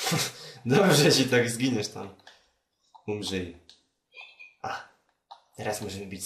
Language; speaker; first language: Polish; native; Polish